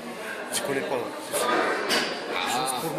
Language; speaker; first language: French; non-native, learner; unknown